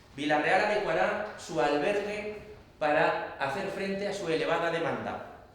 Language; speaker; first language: Spanish; non-native, local second language; Catalan